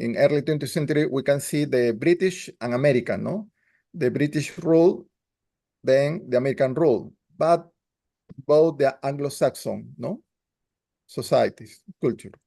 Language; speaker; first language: English; non-native, learner; Spanish